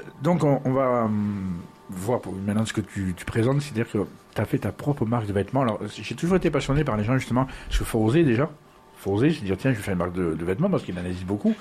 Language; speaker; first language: French; native; French